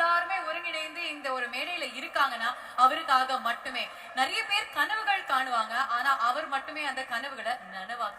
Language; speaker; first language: Tamil; native; Tamil